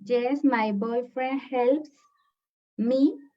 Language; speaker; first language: English; non-native, learner; Spanish